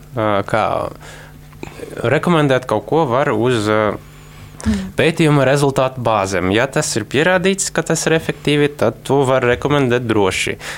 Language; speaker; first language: Latvian; non-native, local second language; Russian